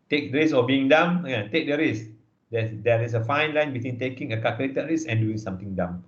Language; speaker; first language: English; non-native, local second language; Malay